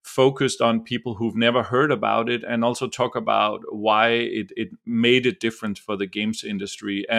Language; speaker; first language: English; non-native, fluent; Danish